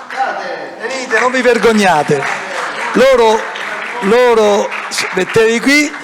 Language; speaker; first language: Italian; native; Italian